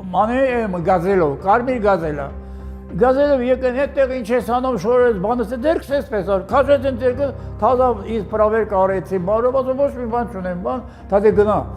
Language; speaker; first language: Armenian; native; Armenian